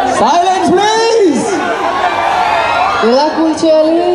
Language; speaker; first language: Telugu; non-native, fluent; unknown